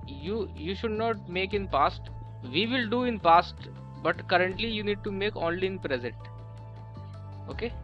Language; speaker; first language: English; non-native, local second language; Hindi